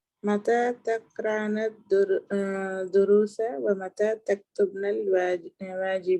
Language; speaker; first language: Arabic; non-native, learner; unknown